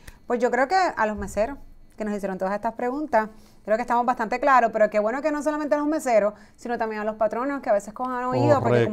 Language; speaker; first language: Spanish; native; Spanish